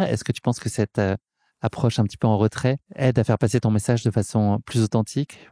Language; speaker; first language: French; native; French